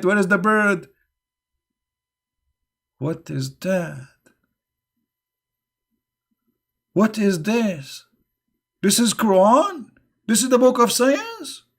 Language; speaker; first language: English; non-native, fluent; Arabic